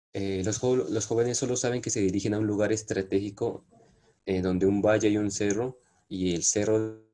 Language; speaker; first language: Spanish; non-native, local second language; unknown